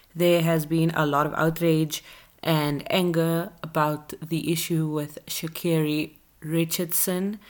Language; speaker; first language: English; native; English